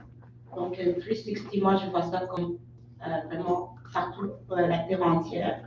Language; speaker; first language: French; non-native, local second language; Kinyarwanda